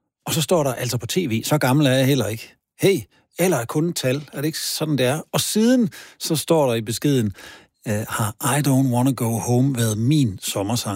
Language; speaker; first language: Danish; native; Danish